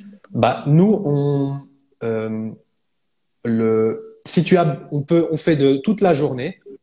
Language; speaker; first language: French; native; French